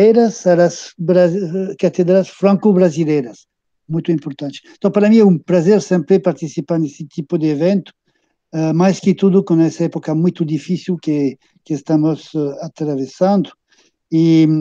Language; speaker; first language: Portuguese; non-native, fluent; French